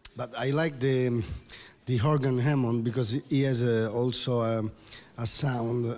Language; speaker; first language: English; non-native, learner; Italian